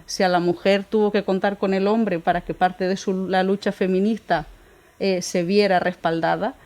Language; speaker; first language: Spanish; native; Spanish